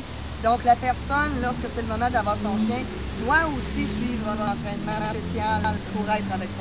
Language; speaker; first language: French; native; French